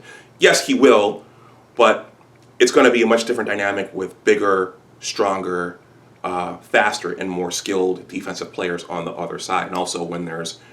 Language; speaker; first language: English; native; English